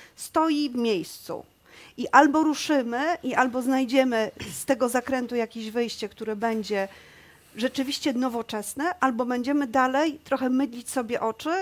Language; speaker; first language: Polish; native; Polish